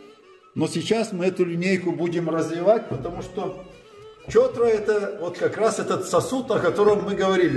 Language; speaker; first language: Russian; non-native, local second language; Gagauz